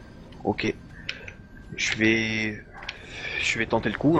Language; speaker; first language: French; native; French